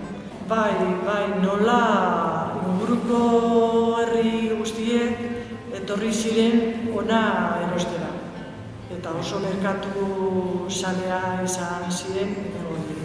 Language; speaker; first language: Basque; non-native, local second language; Spanish